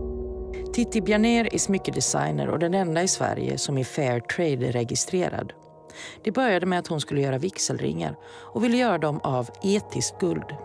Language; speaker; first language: Swedish; native; Swedish